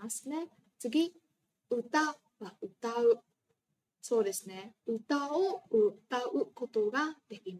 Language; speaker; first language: Japanese; non-native, fluent; Vietnamese